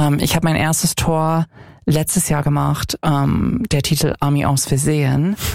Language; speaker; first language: German; non-native, fluent; English